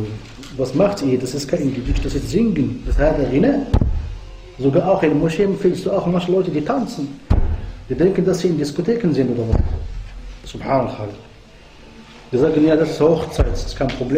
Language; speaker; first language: German; non-native, fluent; Arabic